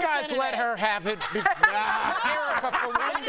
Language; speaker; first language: English; native; English